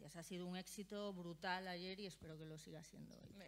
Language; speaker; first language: Spanish; native; Spanish